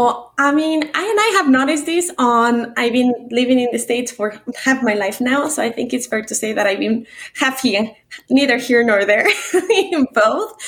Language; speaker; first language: English; non-native, fluent; Spanish